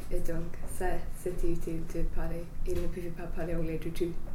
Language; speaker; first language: French; non-native, fluent; English